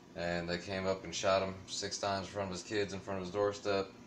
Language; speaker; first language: English; native; English